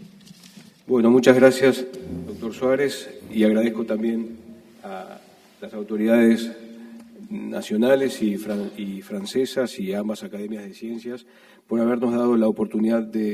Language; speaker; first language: Spanish; native; Spanish